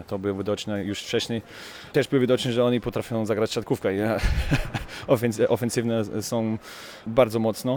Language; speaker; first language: Polish; non-native, fluent; German